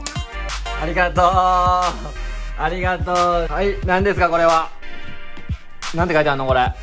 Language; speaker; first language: Japanese; native; Japanese